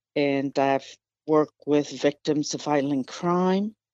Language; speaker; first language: English; non-native, fluent; Spanish